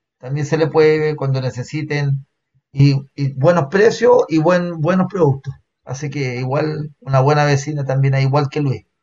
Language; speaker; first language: Spanish; native; Spanish